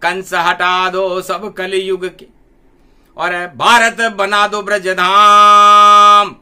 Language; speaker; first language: Hindi; native; Hindi